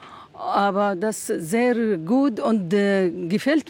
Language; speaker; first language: German; non-native, learner; Arabic